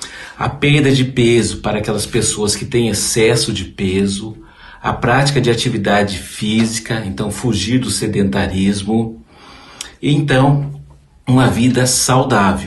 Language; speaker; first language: Portuguese; native; Portuguese